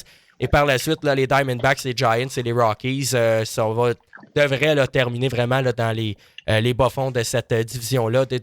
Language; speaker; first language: French; native; French